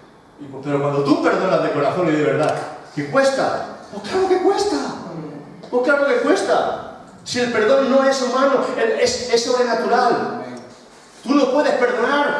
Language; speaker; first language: Spanish; native; Spanish